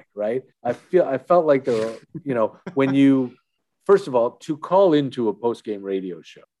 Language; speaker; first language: English; native; English